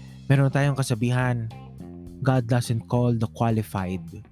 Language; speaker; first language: English; non-native, local second language; Filipino